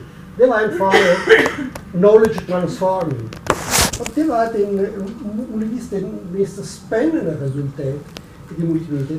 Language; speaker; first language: German; non-native, learner; Italian